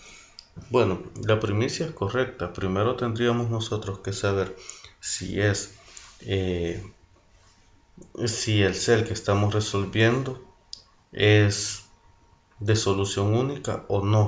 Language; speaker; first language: Spanish; native; Spanish